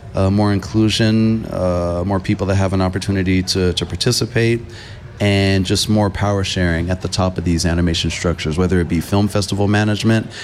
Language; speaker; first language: English; native; English